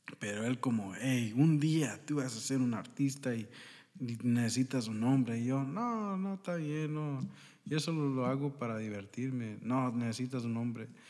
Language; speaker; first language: Spanish; early bilingual, heritage; Spanish